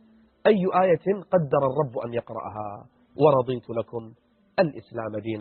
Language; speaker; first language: Arabic; native; Arabic